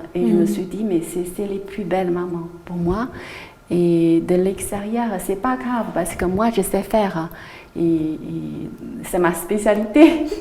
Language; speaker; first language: French; non-native, fluent; Chinese